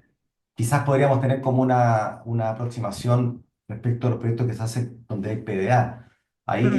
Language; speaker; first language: Spanish; native; Spanish